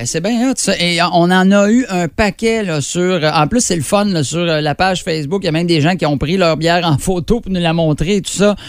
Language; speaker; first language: French; native; French